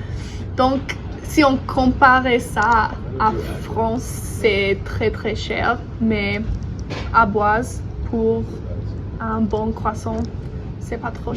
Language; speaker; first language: French; non-native, learner; English